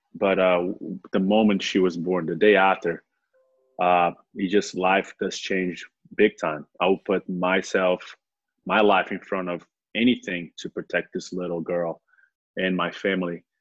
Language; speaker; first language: English; non-native, fluent; Portuguese